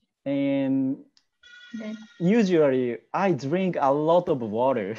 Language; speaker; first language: English; non-native, learner; Japanese